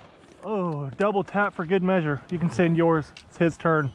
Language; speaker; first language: English; native; English